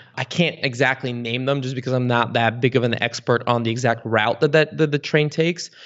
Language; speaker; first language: English; early bilingual, other home language; Bulgarian